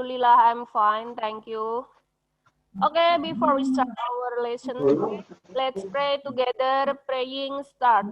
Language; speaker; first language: English; non-native, fluent; Indonesian